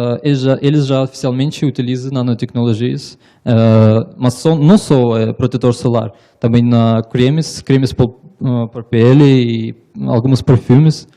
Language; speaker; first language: Portuguese; non-native, learner; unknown